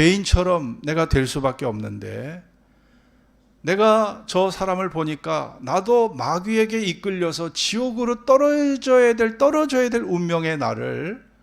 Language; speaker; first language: Korean; native; Korean